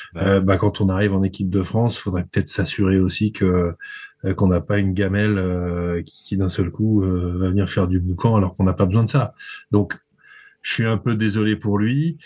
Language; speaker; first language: French; native; French